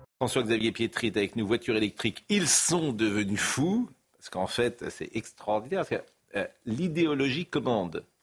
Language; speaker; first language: French; native; French